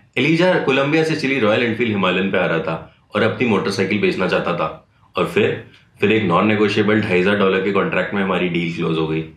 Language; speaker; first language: Hindi; native; Hindi